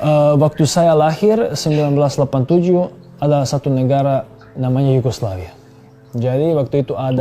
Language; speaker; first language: Indonesian; non-native, fluent; Serbian